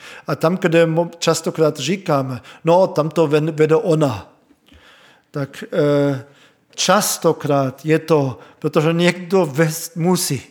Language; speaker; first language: Czech; non-native, fluent; German